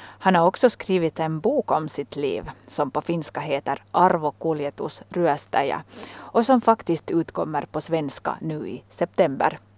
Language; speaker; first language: Swedish; native; Swedish